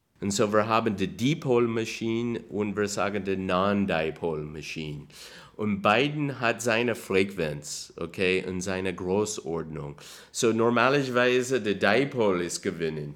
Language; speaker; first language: German; non-native, learner; English